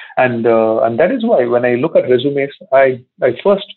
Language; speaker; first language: English; non-native, local second language; Tamil